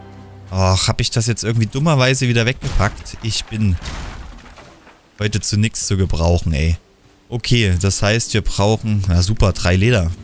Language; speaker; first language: German; native; German